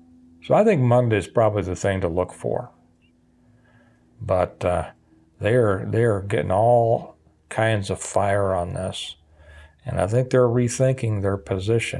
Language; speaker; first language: English; native; English